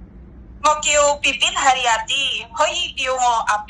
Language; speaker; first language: Cantonese; non-native, learner; Indonesian